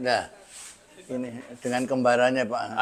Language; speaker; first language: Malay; non-native, local second language; Javanese